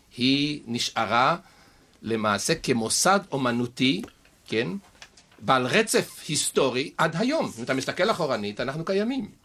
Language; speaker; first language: Hebrew; native; Hebrew